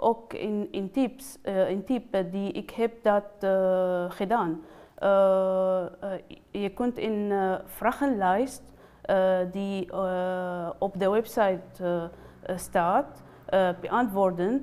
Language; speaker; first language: Dutch; non-native, learner; Arabic